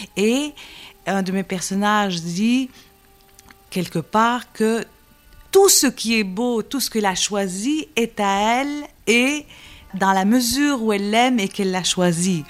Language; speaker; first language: French; non-native, local second language; Arabic